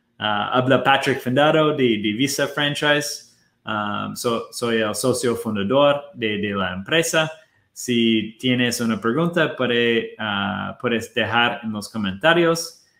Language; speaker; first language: Spanish; non-native, fluent; Portuguese